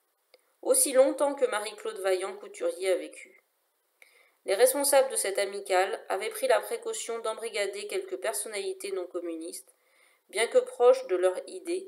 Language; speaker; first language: French; native; French